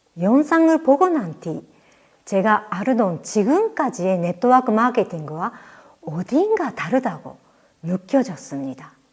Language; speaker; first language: Korean; non-native, fluent; Japanese